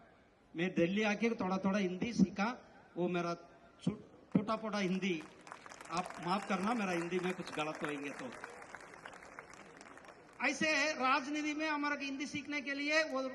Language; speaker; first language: Hindi; non-native, local second language; Tamil